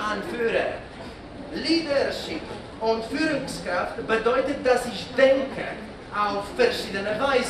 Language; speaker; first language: German; non-native, fluent; Polish